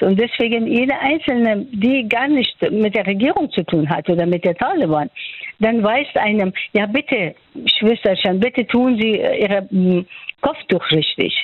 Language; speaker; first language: German; non-native, fluent; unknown